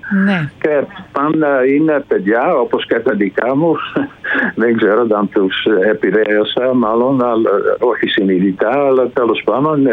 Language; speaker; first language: Greek; non-native, fluent; Dutch